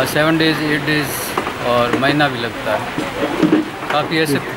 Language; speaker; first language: Hindi; native; Hindi